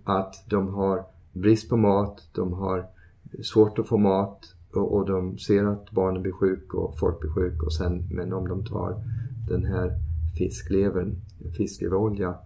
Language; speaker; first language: Swedish; early bilingual, heritage; Swedish